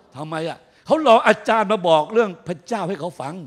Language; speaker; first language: Thai; native; Thai